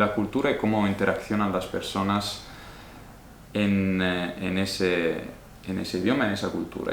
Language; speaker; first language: Spanish; non-native, fluent; Italian